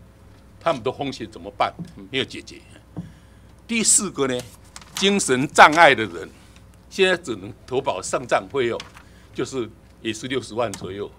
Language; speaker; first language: Chinese; native; Chinese